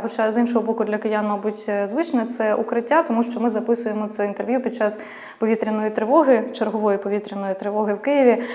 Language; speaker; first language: Ukrainian; native; Ukrainian